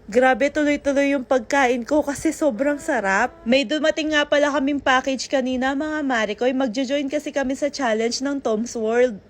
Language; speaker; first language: Filipino; non-native, local second language; Pampanga